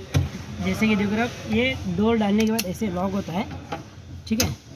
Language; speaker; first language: Hindi; native; Hindi